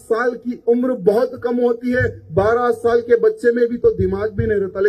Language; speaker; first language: Hindi; non-native, local second language; Telugu